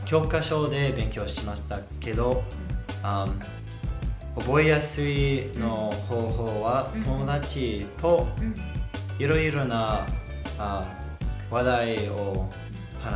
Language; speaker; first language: Japanese; non-native, learner; English